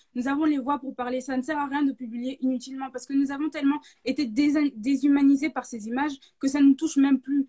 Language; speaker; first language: French; native; French